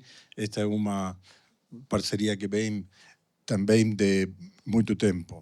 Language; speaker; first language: Portuguese; non-native, fluent; Spanish